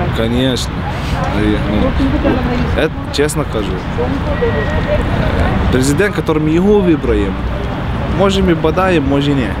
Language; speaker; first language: Russian; non-native, learner; Arabic